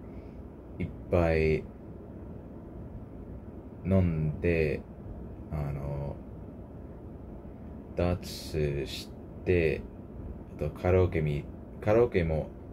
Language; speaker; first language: Japanese; non-native, learner; English